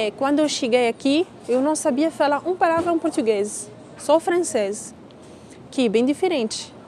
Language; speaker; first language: Portuguese; non-native, learner; Arabic